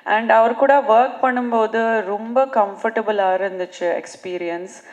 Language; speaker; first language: Tamil; non-native, learner; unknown